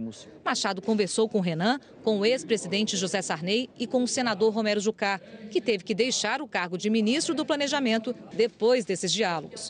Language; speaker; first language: Portuguese; native; Portuguese